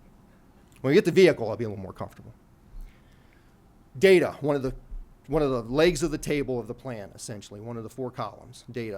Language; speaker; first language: English; native; English